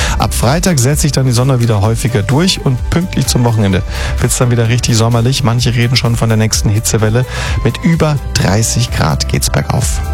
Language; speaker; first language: German; native; German